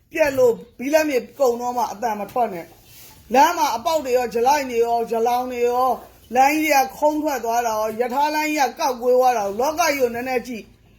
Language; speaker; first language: Burmese; native; Burmese